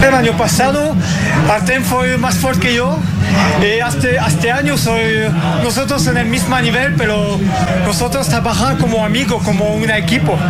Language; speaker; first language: Portuguese; non-native, learner; French